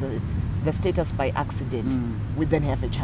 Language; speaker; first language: English; non-native, local second language; Shona